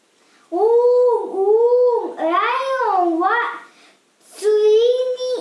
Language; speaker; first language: Japanese; non-native, learner; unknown